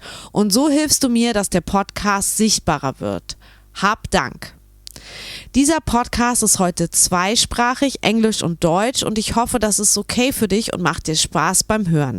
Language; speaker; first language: German; native; German